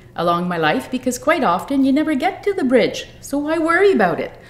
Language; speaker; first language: English; native; English